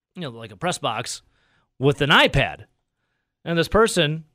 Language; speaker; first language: English; native; English